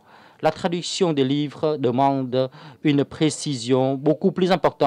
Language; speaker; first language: French; non-native, fluent; Vietnamese